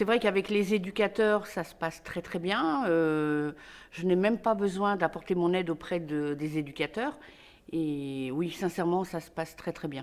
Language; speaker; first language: French; native; French